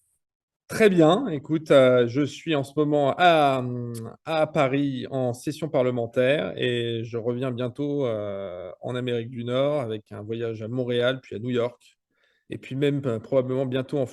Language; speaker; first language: French; native; French